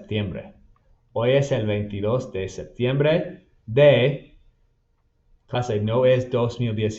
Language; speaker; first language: Spanish; non-native, fluent; English